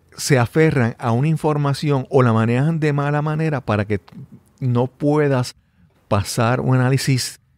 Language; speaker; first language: Spanish; native; Spanish